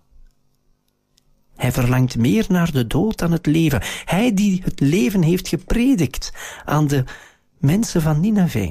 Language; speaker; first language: Dutch; native; Dutch